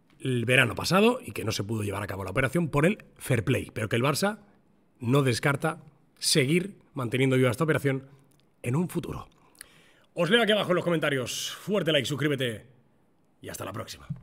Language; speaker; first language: Spanish; native; Spanish